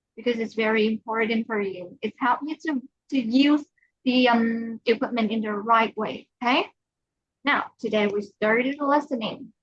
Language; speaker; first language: English; non-native, fluent; Vietnamese